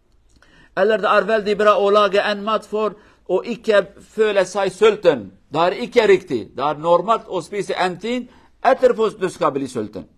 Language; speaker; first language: Norwegian; non-native, learner; Kurdish